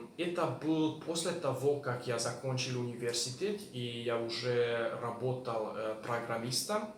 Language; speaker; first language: Russian; non-native, learner; Hungarian